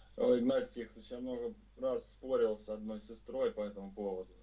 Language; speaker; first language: Russian; native; Russian